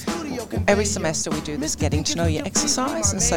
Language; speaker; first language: English; native; English